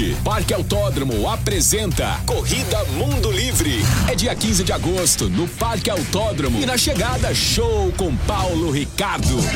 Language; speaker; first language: Portuguese; native; Portuguese